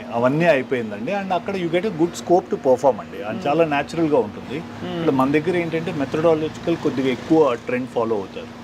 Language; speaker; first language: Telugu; native; Telugu